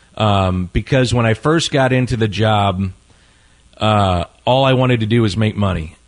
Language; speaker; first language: English; native; English